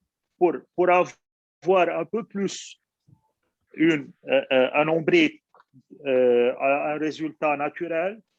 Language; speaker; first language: French; non-native, fluent; Arabic